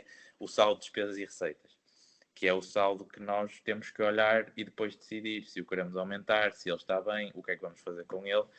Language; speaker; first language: Portuguese; native; Portuguese